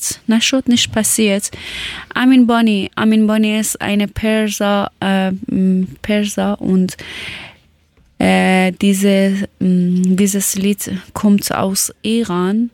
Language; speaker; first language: German; non-native, learner; Persian